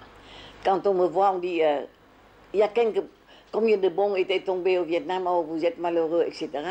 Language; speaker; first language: French; non-native, fluent; Vietnamese